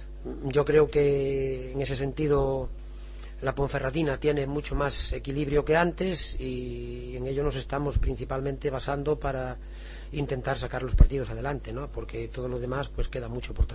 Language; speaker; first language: Spanish; native; Spanish